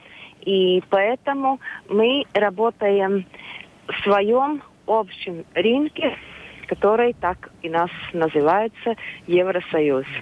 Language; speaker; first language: Russian; non-native, local second language; Latvian